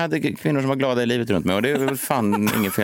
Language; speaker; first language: Swedish; native; Swedish